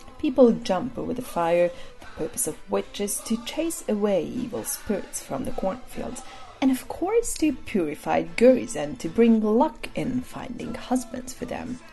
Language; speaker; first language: English; non-native, fluent; Hungarian